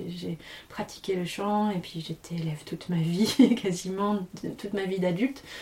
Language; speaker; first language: French; non-native, fluent; English